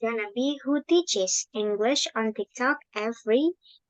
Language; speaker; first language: English; non-native, fluent; Indonesian